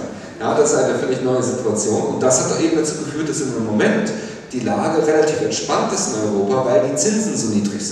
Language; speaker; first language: German; native; German